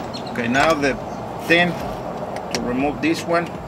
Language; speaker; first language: English; non-native, fluent; Spanish